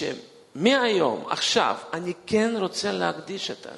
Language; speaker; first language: Hebrew; non-native, fluent; Russian